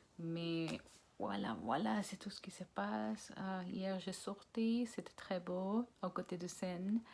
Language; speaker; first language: French; non-native, learner; Punjabi